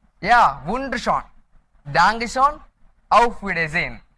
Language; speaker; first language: German; non-native, learner; Malayalam